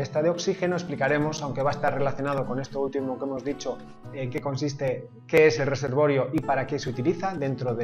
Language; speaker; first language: Spanish; native; Spanish